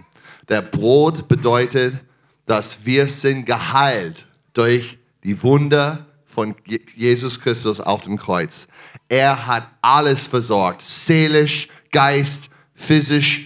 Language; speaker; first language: German; non-native, fluent; English